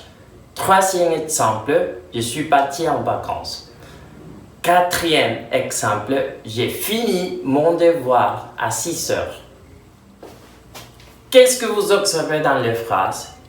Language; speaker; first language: French; non-native, fluent; Spanish